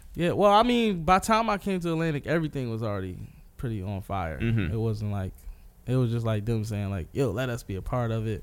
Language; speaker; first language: English; native; English